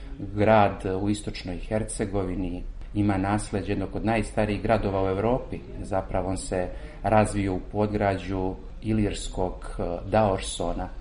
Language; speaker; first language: Serbian; native; Serbian